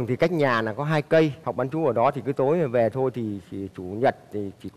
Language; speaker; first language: Vietnamese; native; Vietnamese